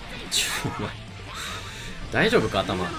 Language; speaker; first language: Japanese; native; Japanese